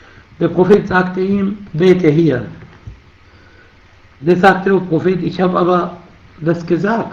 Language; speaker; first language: German; non-native, fluent; Arabic